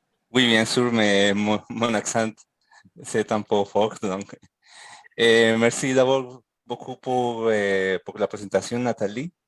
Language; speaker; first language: French; non-native, fluent; Spanish